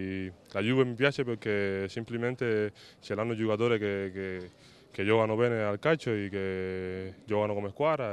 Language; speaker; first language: Italian; non-native, fluent; Spanish